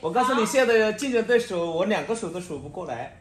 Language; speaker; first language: Chinese; native; Chinese